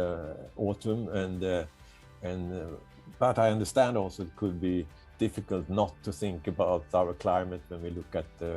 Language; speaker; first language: English; non-native, fluent; Swedish